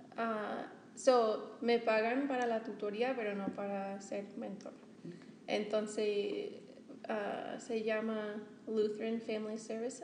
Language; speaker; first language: Spanish; non-native, fluent; English